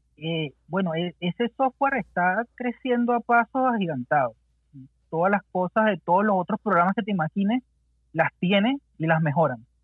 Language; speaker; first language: Spanish; native; Spanish